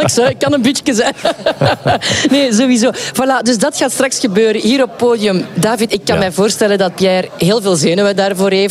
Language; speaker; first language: Dutch; native; Dutch